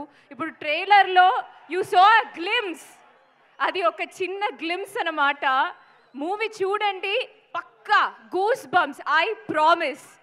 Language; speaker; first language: Telugu; non-native, fluent; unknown